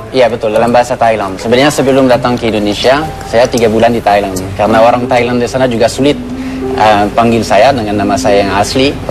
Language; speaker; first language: Indonesian; non-native, fluent; French